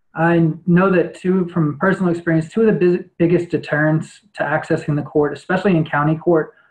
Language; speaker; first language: English; native; English